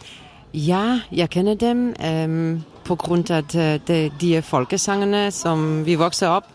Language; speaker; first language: Danish; non-native, fluent; Polish